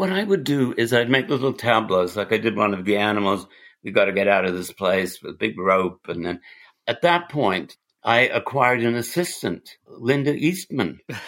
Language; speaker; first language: English; native; English